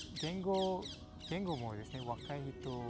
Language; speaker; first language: Japanese; non-native, learner; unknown